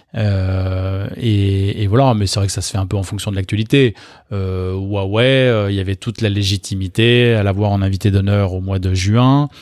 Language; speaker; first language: French; native; French